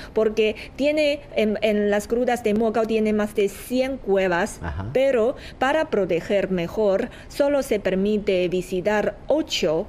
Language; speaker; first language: Spanish; non-native, fluent; Chinese